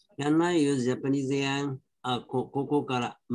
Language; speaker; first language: Japanese; native; Japanese